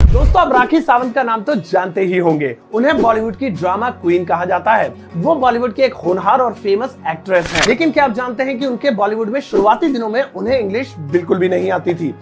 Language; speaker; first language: Hindi; native; Hindi